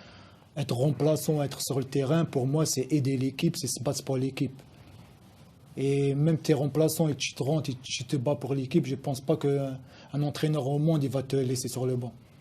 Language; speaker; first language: French; non-native, local second language; Arabic